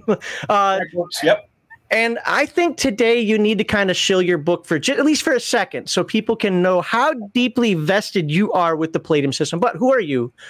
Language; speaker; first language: English; native; English